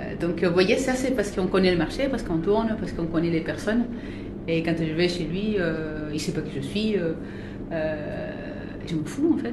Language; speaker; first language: French; non-native, fluent; Spanish